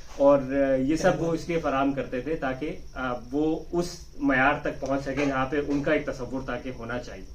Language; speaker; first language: Urdu; native; Urdu